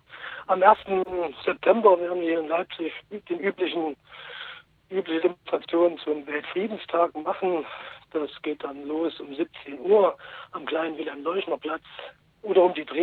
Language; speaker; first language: German; native; German